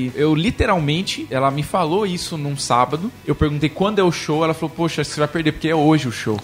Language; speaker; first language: Portuguese; early bilingual, other home language; English